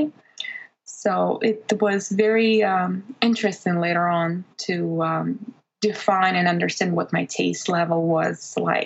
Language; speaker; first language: English; non-native, fluent; Russian